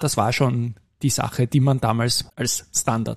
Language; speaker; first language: German; native; German